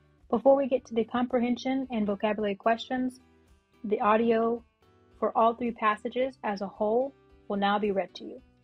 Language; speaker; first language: English; native; English